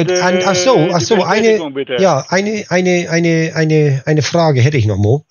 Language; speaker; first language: German; native; German